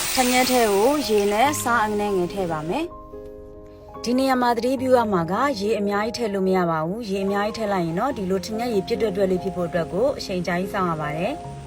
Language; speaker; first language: Burmese; native; Burmese